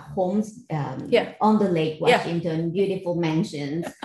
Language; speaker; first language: English; non-native, fluent; Spanish